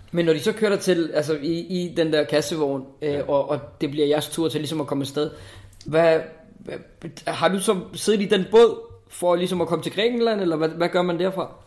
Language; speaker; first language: Danish; native; Danish